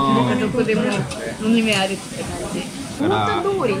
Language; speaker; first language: Japanese; non-native, fluent; Russian